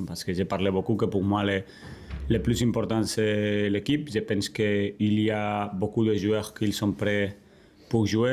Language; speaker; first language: French; non-native, learner; Spanish